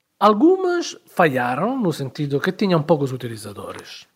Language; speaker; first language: Portuguese; non-native, fluent; Italian